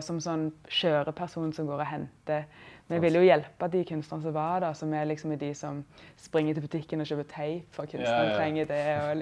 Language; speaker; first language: Norwegian; native; Norwegian